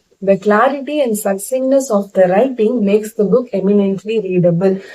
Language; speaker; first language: English; non-native, local second language; Tamil